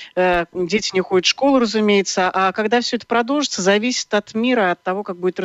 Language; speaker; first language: Russian; native; Russian